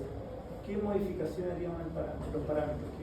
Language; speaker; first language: Spanish; native; Spanish